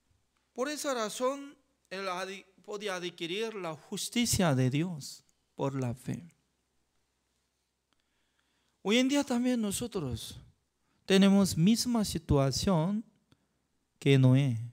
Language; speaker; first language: Spanish; non-native, fluent; Korean